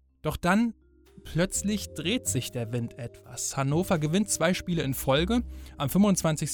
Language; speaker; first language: German; native; German